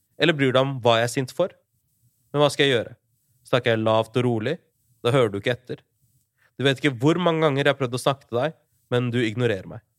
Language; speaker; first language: Norwegian; early bilingual, other home language; Urdu